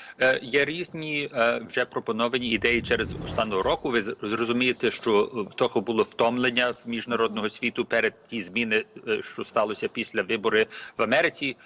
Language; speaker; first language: Ukrainian; early bilingual, heritage; Ukrainian